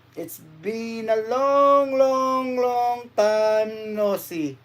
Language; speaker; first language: Filipino; native; Filipino